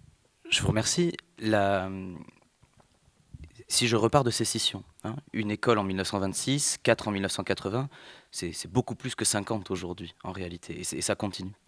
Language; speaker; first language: French; native; French